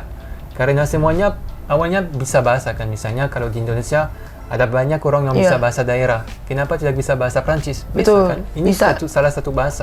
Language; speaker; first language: Indonesian; non-native, fluent; French